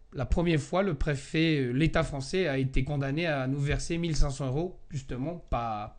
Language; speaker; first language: French; non-native, fluent; Chinese